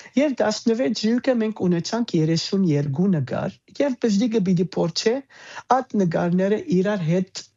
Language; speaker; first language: Armenian; early bilingual, heritage; Armenian